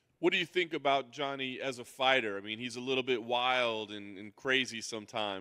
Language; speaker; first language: English; native; English